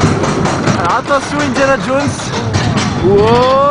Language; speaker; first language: French; native; French